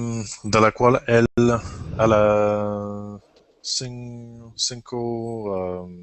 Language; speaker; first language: Spanish; non-native, learner; English